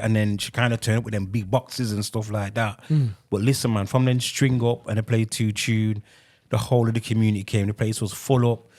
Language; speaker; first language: English; native; English